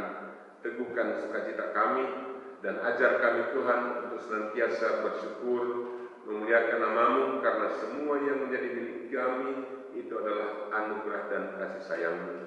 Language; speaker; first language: Indonesian; native; Indonesian